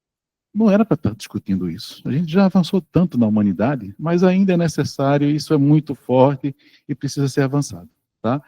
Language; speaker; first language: Portuguese; native; Portuguese